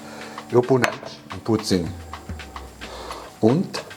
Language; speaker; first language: Romanian; non-native, learner; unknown